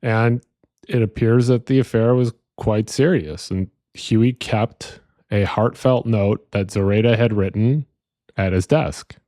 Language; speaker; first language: English; native; English